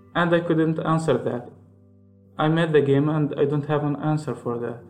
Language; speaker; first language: English; non-native, fluent; Arabic